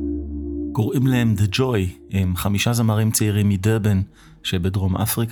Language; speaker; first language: Hebrew; native; Hebrew